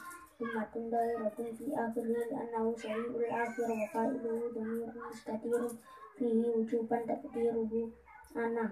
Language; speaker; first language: Arabic; non-native, learner; Javanese